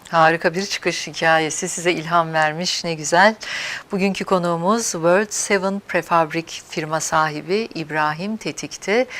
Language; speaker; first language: Turkish; native; Turkish